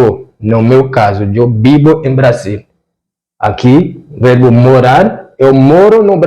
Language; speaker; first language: Portuguese; non-native, fluent; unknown